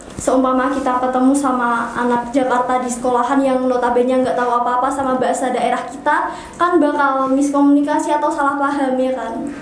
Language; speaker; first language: Indonesian; non-native, local second language; Javanese